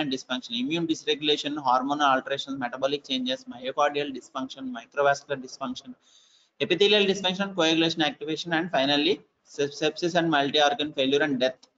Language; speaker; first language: English; non-native, local second language; Telugu